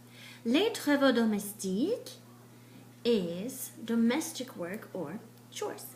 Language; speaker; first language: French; non-native, fluent; English